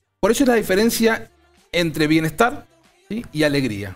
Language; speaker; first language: Spanish; native; Spanish